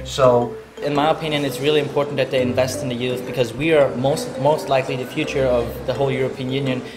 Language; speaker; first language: English; non-native, learner; Portuguese